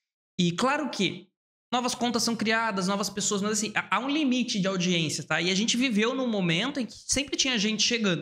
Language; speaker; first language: Portuguese; native; Portuguese